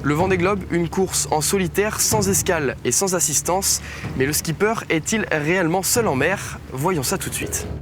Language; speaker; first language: French; native; French